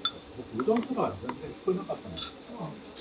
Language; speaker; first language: Japanese; native; Japanese